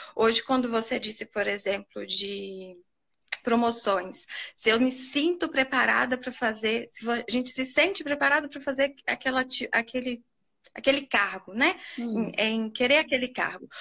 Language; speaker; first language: Portuguese; native; Portuguese